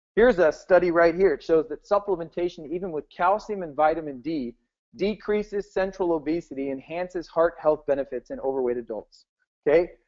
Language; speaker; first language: English; native; English